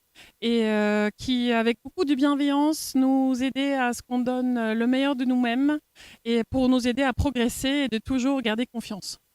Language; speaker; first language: French; non-native, fluent; Norwegian